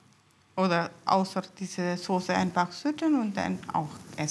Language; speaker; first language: German; non-native, learner; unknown